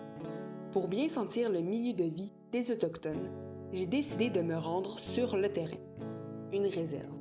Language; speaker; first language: French; native; French